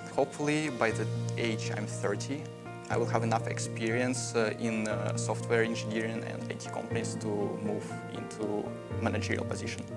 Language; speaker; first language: English; non-native, fluent; Russian